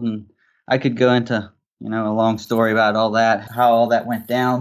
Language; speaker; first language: English; native; English